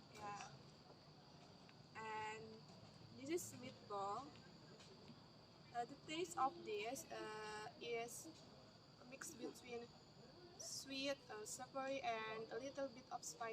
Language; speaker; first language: English; non-native, learner; Indonesian